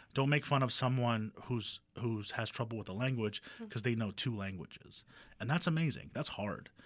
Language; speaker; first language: English; early bilingual, other home language; Spanish